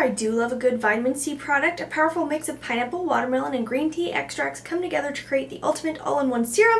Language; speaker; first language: English; native; English